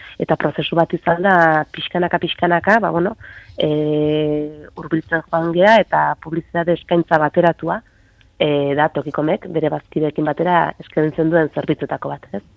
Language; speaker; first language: Basque; native; Basque